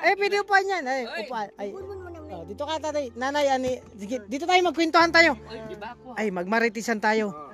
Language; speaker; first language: Filipino; non-native, local second language; Cebuano